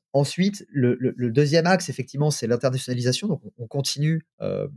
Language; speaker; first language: French; native; French